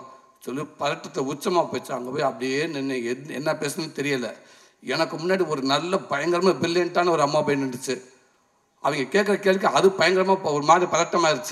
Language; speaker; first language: Tamil; native; Tamil